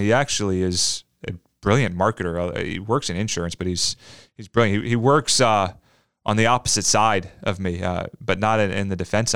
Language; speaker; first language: English; native; English